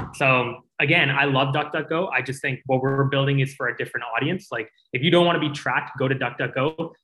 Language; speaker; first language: English; native; English